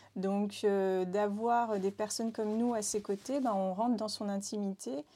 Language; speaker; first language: French; native; French